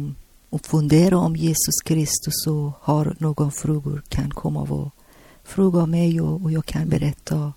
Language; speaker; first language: Swedish; non-native, learner; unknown